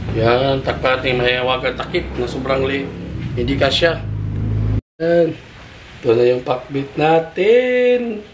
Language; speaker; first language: Filipino; non-native, local second language; Cebuano